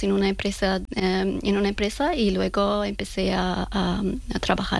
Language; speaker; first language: Spanish; non-native, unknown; Persian